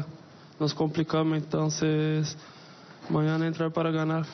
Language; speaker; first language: Spanish; non-native, fluent; Portuguese